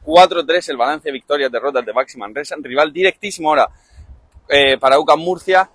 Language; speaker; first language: Spanish; native; Spanish